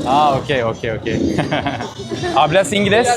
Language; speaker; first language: Spanish; non-native, learner; Turkish